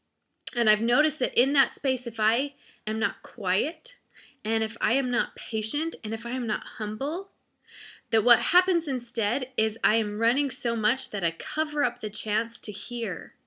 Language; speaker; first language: English; native; English